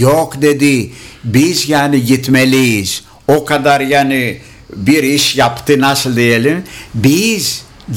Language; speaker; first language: Turkish; non-native, local second language; Greek